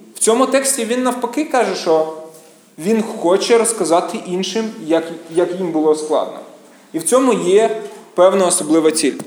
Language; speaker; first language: Ukrainian; native; Ukrainian